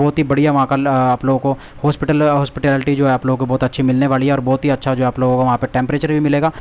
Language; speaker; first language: Hindi; native; Hindi